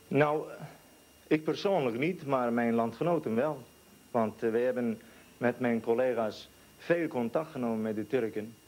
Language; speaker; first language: Dutch; non-native, learner; Turkish